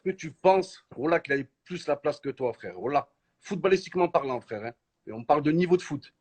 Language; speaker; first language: French; native; French